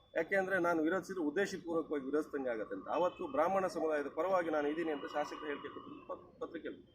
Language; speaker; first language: Kannada; native; Kannada